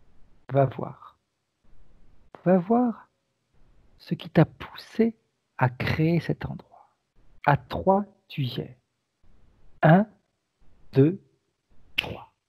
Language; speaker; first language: French; native; French